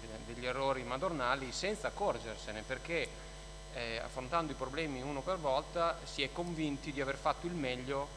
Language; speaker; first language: Italian; native; Italian